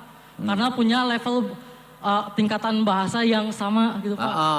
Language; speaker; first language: Indonesian; native; Indonesian